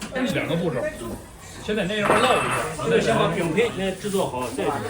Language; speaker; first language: Chinese; native; Chinese